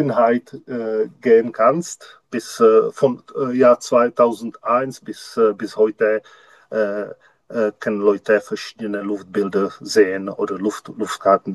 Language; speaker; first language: German; non-native, learner; Czech